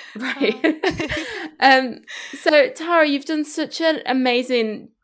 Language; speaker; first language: English; early bilingual, other home language; Spanish